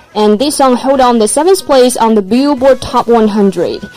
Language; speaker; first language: English; non-native, fluent; Chinese